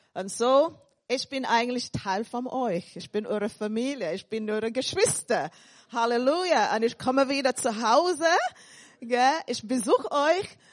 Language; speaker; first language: German; non-native, fluent; English